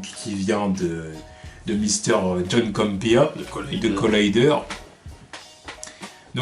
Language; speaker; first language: French; native; French